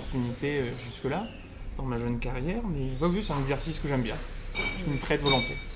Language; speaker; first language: French; native; French